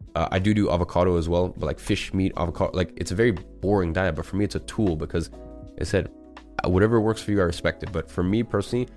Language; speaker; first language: English; native; English